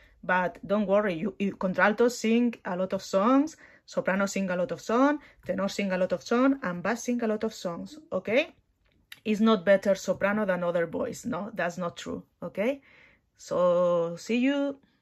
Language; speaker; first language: English; non-native, learner; Catalan